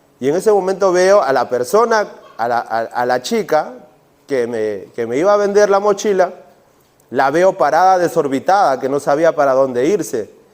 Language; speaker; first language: Spanish; native; Spanish